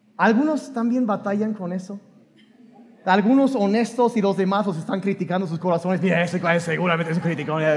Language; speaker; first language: Spanish; non-native, fluent; English